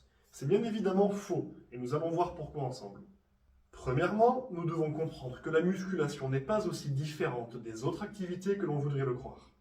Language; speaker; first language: French; native; French